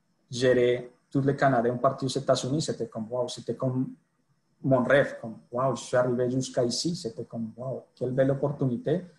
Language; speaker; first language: French; non-native, fluent; Spanish